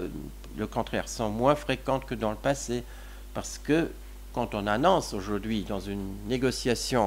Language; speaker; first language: French; non-native, local second language; Luxembourgish